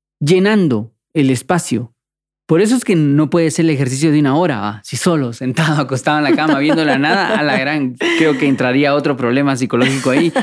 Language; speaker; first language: Spanish; native; Spanish